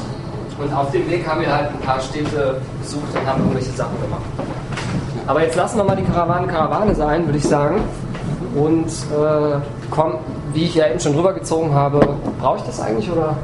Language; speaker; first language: German; native; German